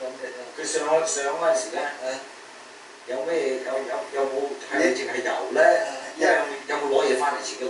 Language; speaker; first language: Cantonese; early bilingual, heritage; Cantonese